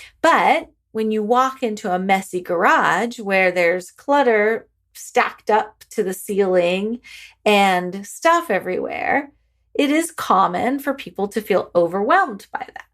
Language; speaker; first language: English; native; English